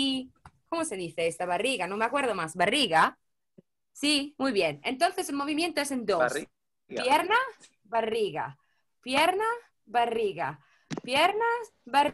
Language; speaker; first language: Spanish; non-native, fluent; Italian